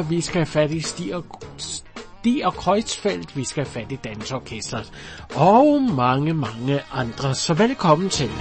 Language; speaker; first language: Danish; native; Danish